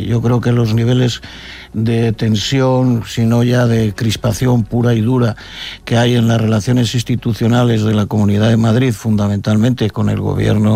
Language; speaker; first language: Spanish; native; Spanish